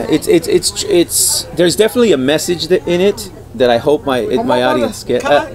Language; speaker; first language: English; native; English